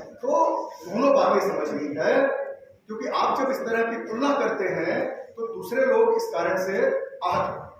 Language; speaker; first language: Hindi; native; Hindi